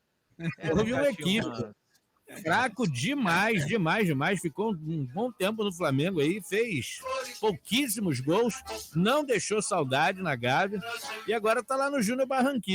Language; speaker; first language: Portuguese; native; Portuguese